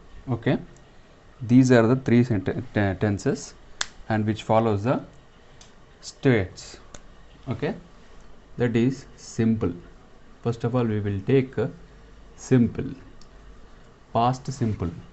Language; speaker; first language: English; non-native, local second language; Telugu